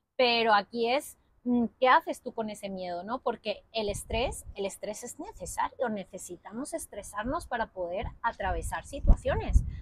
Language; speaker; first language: Spanish; native; Spanish